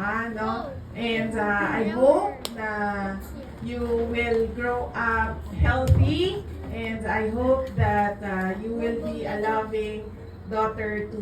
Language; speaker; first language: English; non-native, local second language; Cebuano